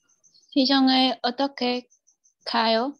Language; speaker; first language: Korean; non-native, learner; Vietnamese